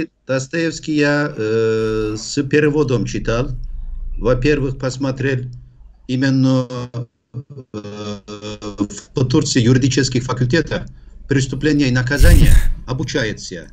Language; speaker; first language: Russian; non-native, fluent; Turkish